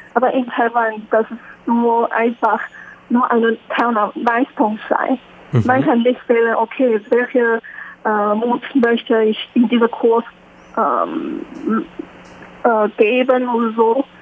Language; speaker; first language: German; non-native, learner; Chinese